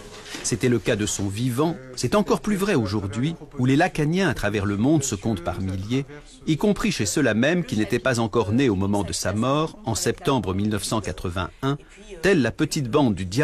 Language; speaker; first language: French; native; French